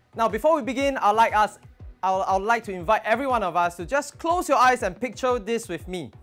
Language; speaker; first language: English; non-native, local second language; Chinese